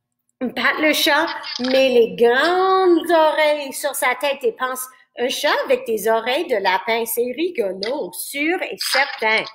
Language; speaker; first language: French; non-native, fluent; English